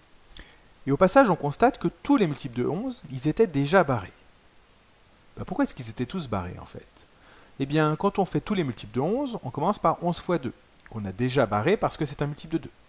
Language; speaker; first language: French; native; French